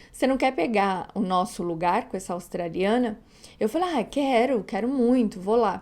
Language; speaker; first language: Portuguese; native; Portuguese